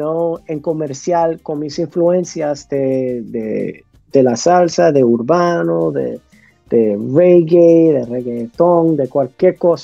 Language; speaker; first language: Spanish; early bilingual, heritage; English